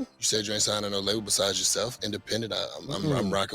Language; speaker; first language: English; native; English